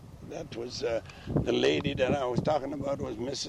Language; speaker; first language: English; native; English